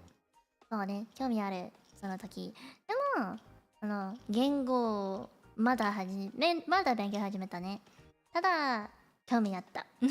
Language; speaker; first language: Japanese; non-native, learner; Cantonese